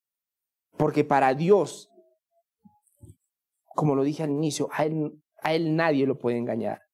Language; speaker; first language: Spanish; native; Spanish